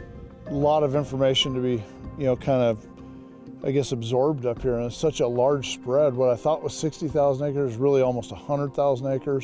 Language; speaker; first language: English; native; English